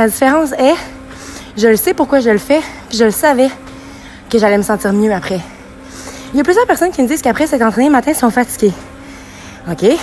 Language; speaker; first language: French; native; French